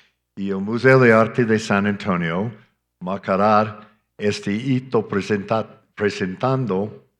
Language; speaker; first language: Spanish; non-native, fluent; English